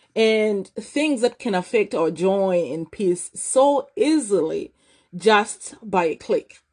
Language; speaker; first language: English; non-native, local second language; Nyanja